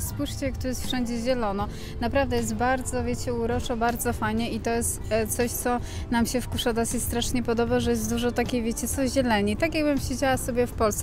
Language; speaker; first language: Polish; native; Polish